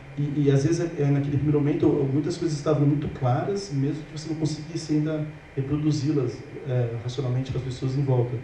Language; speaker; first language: Portuguese; native; Portuguese